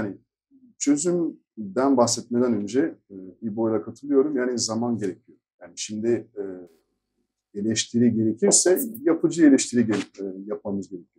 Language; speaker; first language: Turkish; non-native, fluent; French